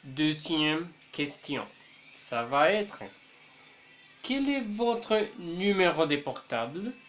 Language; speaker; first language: French; non-native, fluent; Spanish